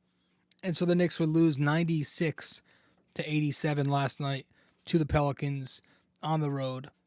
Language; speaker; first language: English; native; English